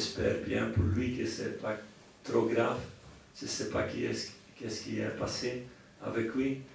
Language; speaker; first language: French; non-native, local second language; Dutch